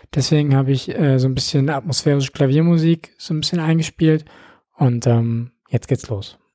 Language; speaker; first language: German; native; German